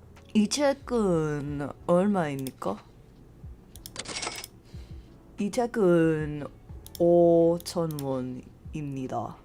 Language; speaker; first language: Korean; non-native, learner; English